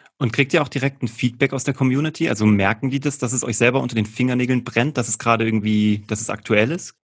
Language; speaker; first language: German; native; German